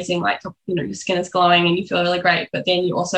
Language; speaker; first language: English; native; English